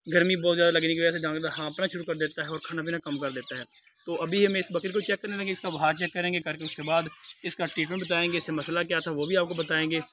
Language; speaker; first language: Urdu; non-native, local second language; Punjabi